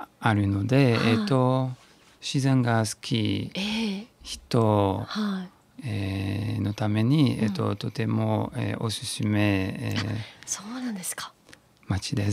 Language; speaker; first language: Japanese; non-native, learner; French